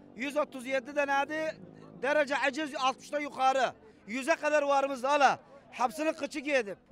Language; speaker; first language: Turkish; native; Turkish